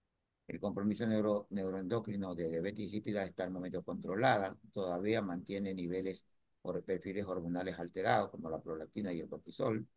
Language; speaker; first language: Spanish; native; Spanish